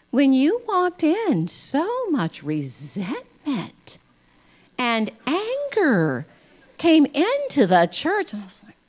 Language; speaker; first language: English; native; English